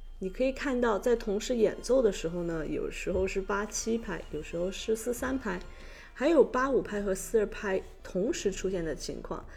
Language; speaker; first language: Chinese; native; Chinese